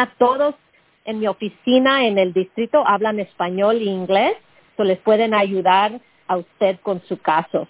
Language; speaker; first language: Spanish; early bilingual, heritage; Spanish